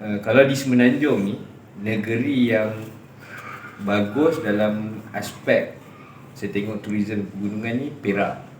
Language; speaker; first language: Malay; native; Malay